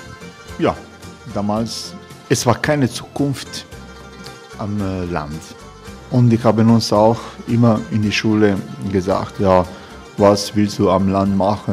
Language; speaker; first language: German; non-native, fluent; Croatian